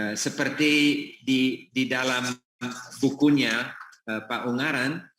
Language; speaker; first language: Indonesian; non-native, fluent; English